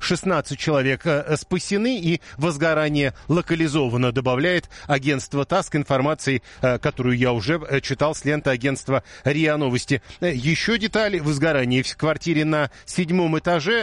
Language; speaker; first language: Russian; native; Russian